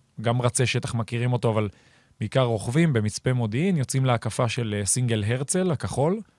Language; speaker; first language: Hebrew; native; Hebrew